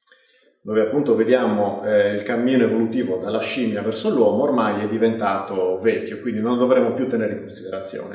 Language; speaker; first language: Italian; native; Italian